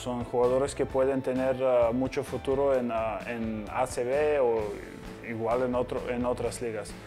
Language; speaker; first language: Spanish; non-native, fluent; Bulgarian